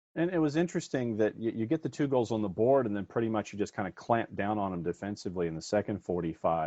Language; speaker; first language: English; native; English